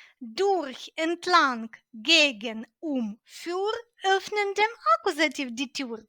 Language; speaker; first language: German; non-native, fluent; Ukrainian